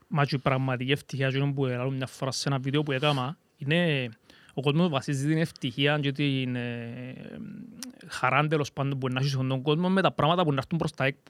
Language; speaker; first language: Greek; native; Greek